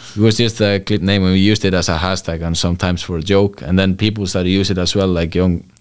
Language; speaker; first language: English; non-native, fluent; Icelandic